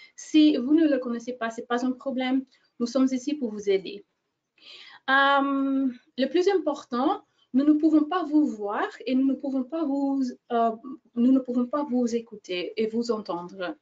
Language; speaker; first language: French; non-native, fluent; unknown